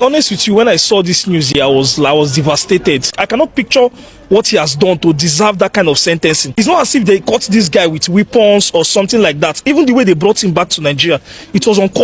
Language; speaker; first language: English; non-native, local second language; Igbo